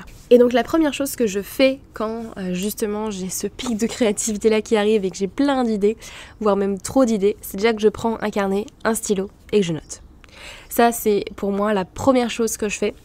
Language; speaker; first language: French; native; French